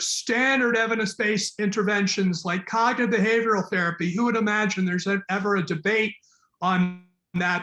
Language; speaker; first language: English; native; English